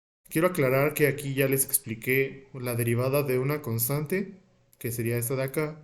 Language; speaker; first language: Spanish; native; Spanish